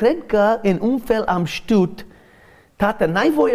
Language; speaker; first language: Romanian; non-native, learner; English